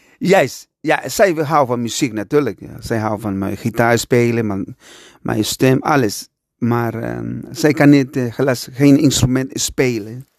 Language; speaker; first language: Dutch; non-native, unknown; Spanish